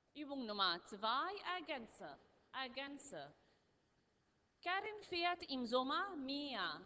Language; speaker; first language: German; non-native, learner; Arabic